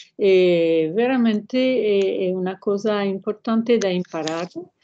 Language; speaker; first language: Italian; non-native, fluent; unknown